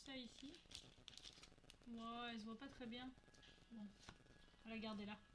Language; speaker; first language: French; native; French